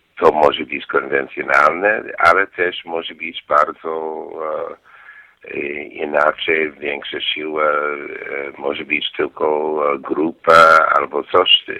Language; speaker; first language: Polish; non-native, learner; English